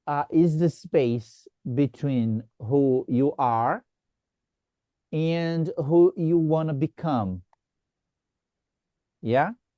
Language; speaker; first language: English; non-native, fluent; Portuguese